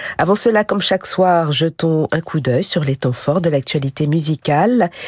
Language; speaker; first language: French; native; French